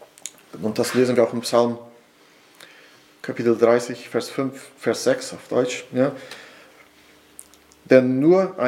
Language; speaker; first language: German; non-native, fluent; Portuguese